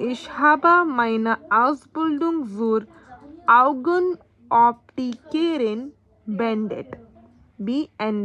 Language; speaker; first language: German; non-native, learner; Hindi